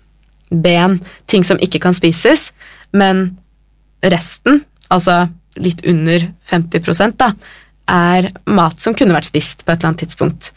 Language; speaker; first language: Norwegian; native; Norwegian